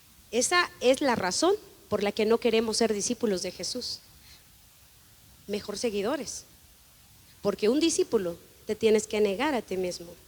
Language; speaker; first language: Spanish; native; Spanish